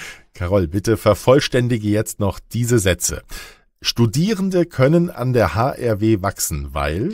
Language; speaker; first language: German; native; German